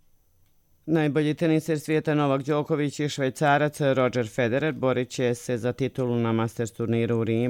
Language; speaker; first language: Croatian; native; Croatian